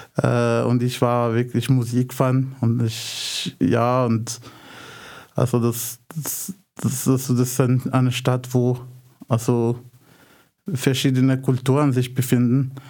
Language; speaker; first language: German; non-native, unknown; Arabic